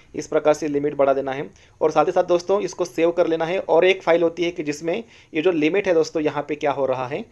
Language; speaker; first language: Hindi; non-native, local second language; Marathi